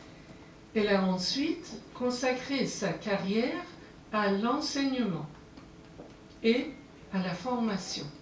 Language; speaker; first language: French; non-native, fluent; Persian